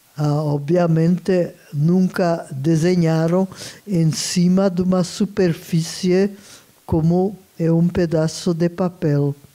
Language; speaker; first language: Portuguese; non-native, fluent; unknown